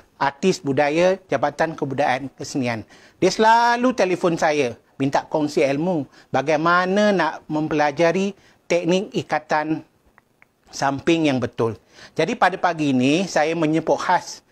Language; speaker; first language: Malay; native; Malay